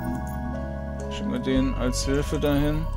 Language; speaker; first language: German; native; German